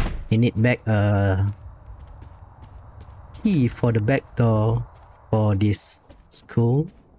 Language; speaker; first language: English; non-native, local second language; Malay